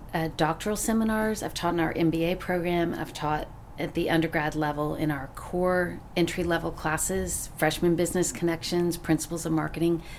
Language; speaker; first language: English; native; English